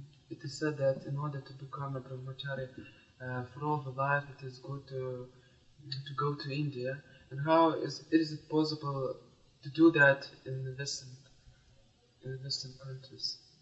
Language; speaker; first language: English; non-native, fluent; Lithuanian